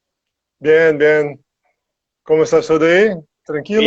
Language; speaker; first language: Spanish; non-native, learner; Portuguese